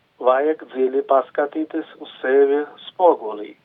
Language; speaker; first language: Latvian; non-native, local second language; Russian